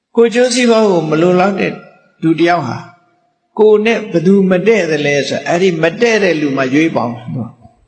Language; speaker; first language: Burmese; native; Burmese